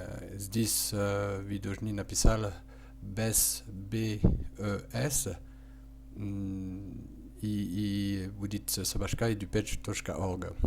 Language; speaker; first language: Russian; non-native, learner; French